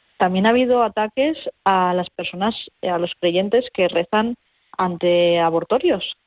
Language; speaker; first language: Spanish; native; Spanish